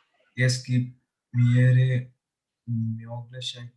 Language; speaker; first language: German; non-native, learner; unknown